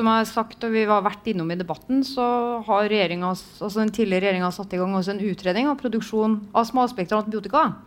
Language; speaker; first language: Norwegian; native; Norwegian